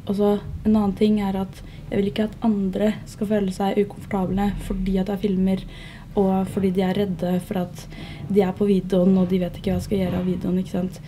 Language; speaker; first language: Norwegian; non-native, fluent; French